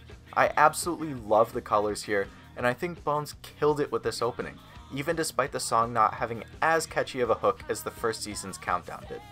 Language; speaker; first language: English; native; English